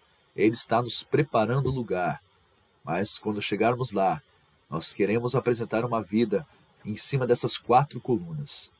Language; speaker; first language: Portuguese; native; Portuguese